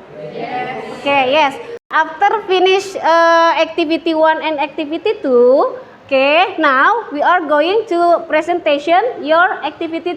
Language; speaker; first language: English; non-native, fluent; Indonesian